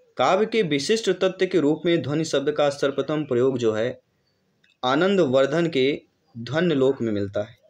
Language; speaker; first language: Hindi; native; Hindi